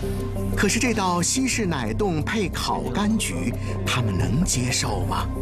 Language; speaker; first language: Chinese; native; Chinese